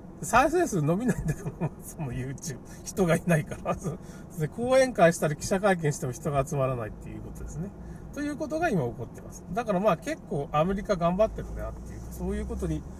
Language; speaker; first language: Japanese; native; Japanese